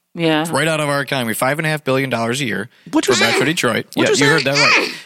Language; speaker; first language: English; native; English